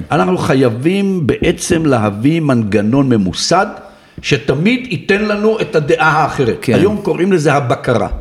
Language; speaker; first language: Hebrew; native; Hebrew